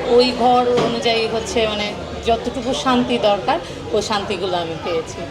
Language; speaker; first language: Bangla; non-native, local second language; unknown